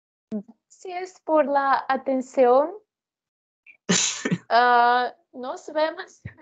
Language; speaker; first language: Spanish; non-native, learner; Russian